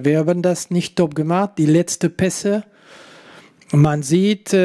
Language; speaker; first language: German; non-native, local second language; French